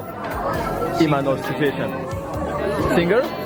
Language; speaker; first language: Japanese; non-native, fluent; French